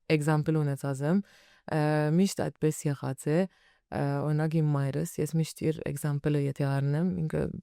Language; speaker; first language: Armenian; early bilingual, heritage; Armenian